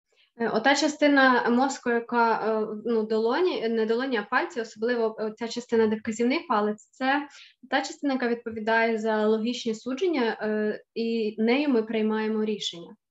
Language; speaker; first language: Ukrainian; native; Ukrainian